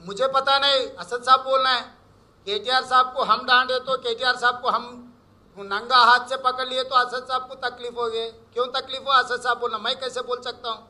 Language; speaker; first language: Hindi; non-native, local second language; Telugu